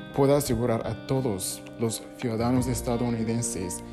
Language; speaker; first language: Spanish; non-native, fluent; English